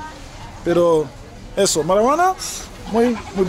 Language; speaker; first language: Spanish; non-native, learner; English